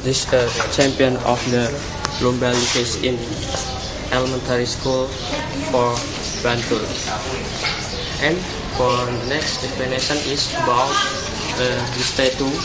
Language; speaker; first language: English; non-native, learner; Indonesian